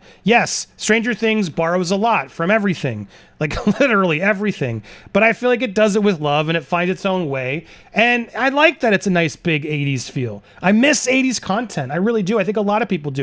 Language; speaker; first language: English; native; English